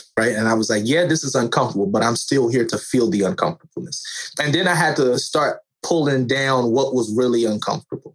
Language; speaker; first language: English; native; English